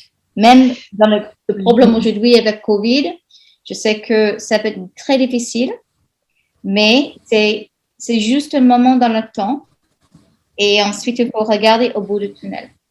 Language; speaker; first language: French; non-native, fluent; English